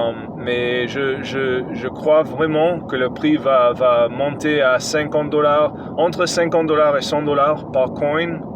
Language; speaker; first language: French; non-native, fluent; English